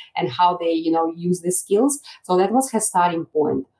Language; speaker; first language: English; non-native, fluent; Russian